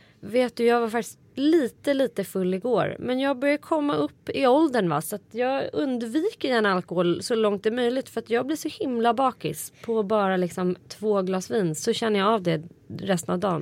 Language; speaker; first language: Swedish; native; Swedish